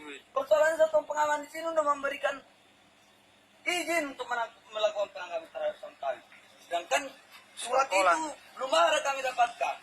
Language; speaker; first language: Indonesian; native; Indonesian